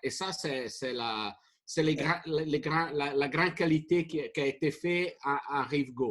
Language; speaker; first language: French; non-native, fluent; Italian